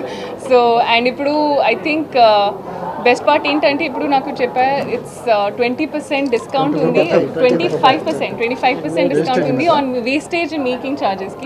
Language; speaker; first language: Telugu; non-native, local second language; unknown